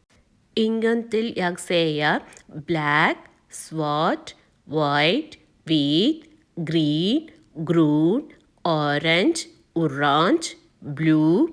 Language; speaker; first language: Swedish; non-native, learner; Tamil